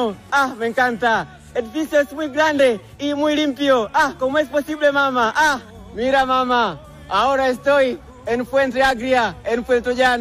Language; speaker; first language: Spanish; non-native, learner; Swahili